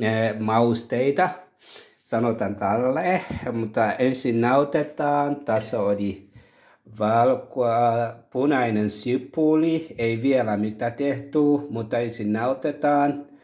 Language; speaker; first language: Finnish; non-native, learner; Tigrinya